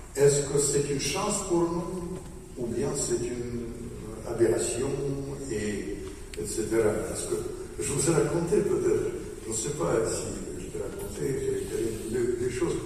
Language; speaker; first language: French; non-native, fluent; Russian